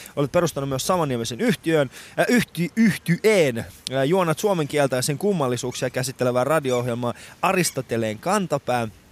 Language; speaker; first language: Finnish; non-native, fluent; Persian